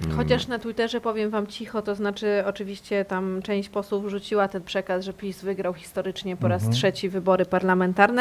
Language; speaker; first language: Polish; native; Polish